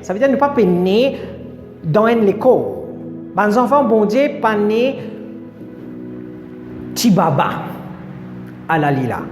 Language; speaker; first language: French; non-native, learner; Morisyen